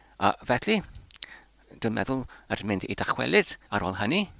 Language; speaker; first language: Welsh; non-native, learner; Polish